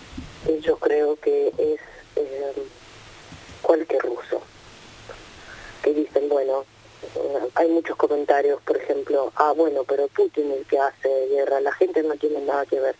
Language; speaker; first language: Spanish; non-native, fluent; Ukrainian